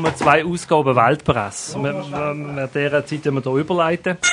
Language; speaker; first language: German; native; German